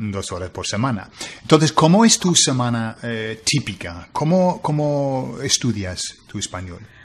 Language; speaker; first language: Spanish; non-native, fluent; English